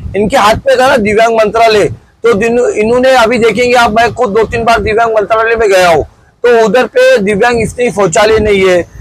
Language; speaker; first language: Hindi; non-native, local second language; Urdu